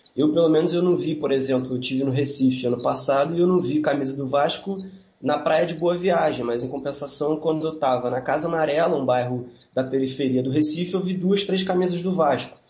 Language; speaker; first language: Portuguese; native; Portuguese